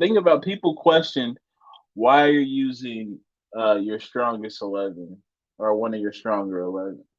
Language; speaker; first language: English; native; English